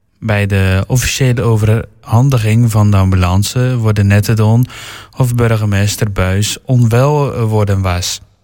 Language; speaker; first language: Dutch; native; Dutch